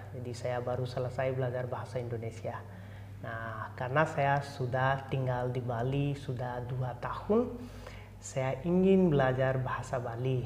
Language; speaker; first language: Indonesian; non-native, fluent; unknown